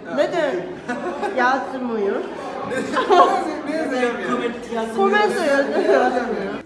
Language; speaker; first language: Turkish; non-native, learner; Korean